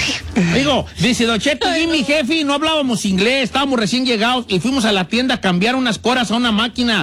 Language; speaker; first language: Spanish; native; Spanish